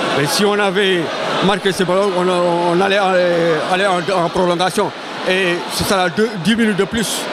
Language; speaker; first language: French; non-native, local second language; Wolof